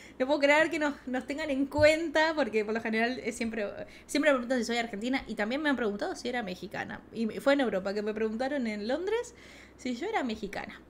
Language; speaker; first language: Spanish; native; Spanish